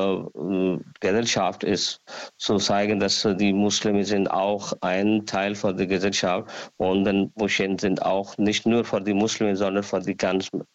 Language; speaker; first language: German; non-native, learner; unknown